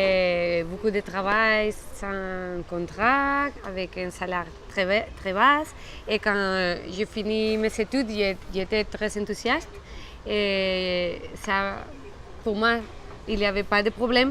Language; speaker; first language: French; non-native, fluent; Spanish